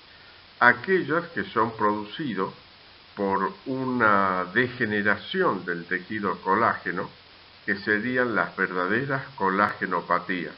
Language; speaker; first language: Spanish; native; Spanish